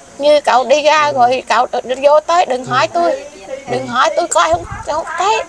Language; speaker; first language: Vietnamese; non-native, local second language; Khmer